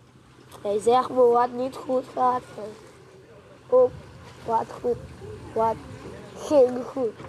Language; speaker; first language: Dutch; non-native, local second language; Papiamento